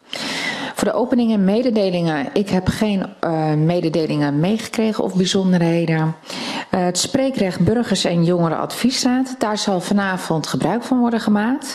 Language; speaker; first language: Dutch; native; Dutch